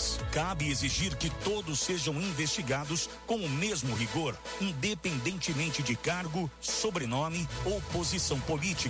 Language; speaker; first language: Portuguese; native; Portuguese